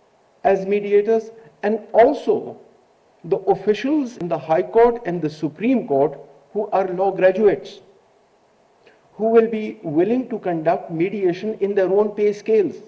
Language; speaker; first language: English; non-native, local second language; Urdu